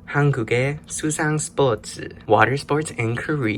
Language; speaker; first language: Korean; non-native, learner; English